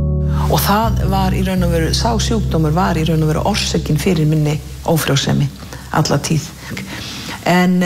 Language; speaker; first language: Icelandic; native; Icelandic